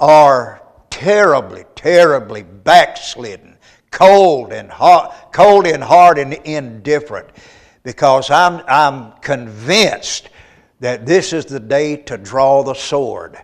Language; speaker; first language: English; native; English